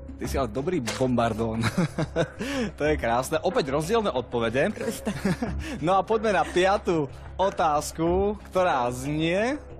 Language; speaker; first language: Slovak; native; Slovak